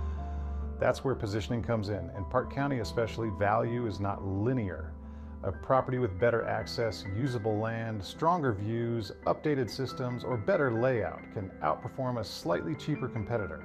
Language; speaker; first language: English; native; English